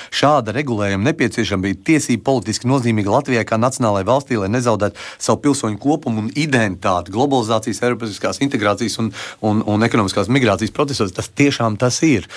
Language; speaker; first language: Latvian; native; Latvian